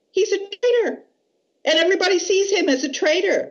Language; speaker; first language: English; native; English